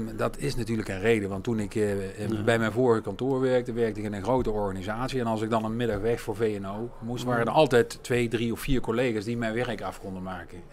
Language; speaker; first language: Dutch; native; Dutch